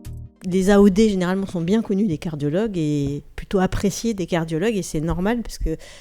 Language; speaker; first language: French; native; French